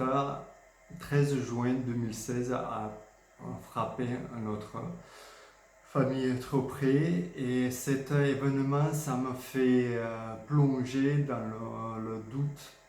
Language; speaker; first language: French; non-native, fluent; Georgian